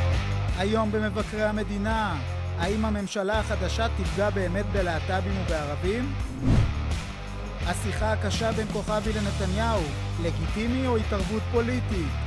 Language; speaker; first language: Hebrew; native; Hebrew